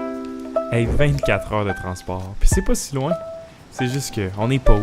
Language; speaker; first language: French; native; French